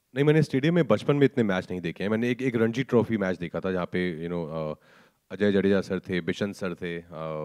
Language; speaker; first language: Hindi; native; Hindi